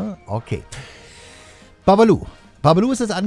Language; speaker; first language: German; native; German